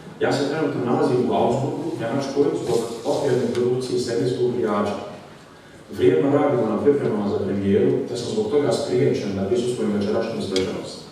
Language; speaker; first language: Bosnian; native; Bosnian